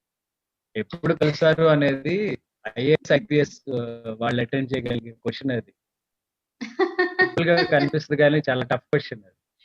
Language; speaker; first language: Telugu; native; Telugu